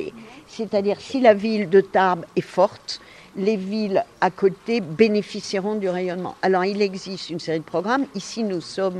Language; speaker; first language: French; native; French